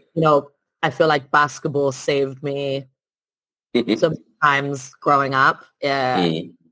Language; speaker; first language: English; non-native, fluent; Italian